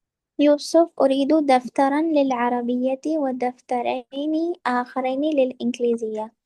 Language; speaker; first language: Arabic; non-native, learner; Urdu